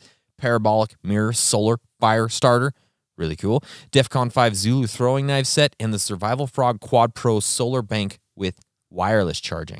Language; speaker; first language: English; native; English